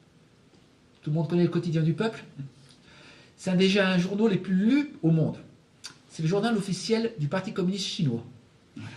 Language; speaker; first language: French; native; French